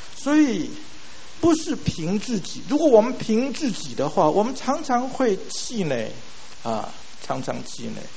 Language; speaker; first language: Chinese; non-native, local second language; Min Nan Chinese